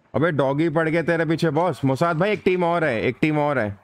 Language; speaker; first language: Hindi; native; Hindi